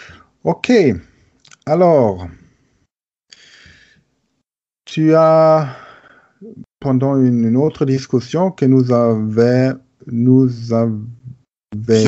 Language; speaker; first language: French; non-native, learner; German